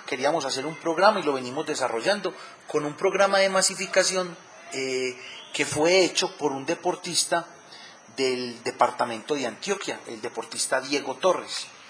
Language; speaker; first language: Spanish; native; Spanish